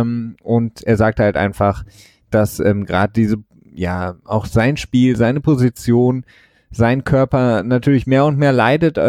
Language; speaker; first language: German; native; German